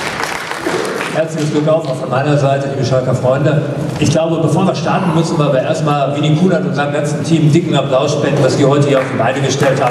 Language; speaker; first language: German; native; German